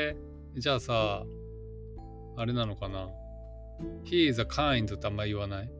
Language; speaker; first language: Japanese; native; Japanese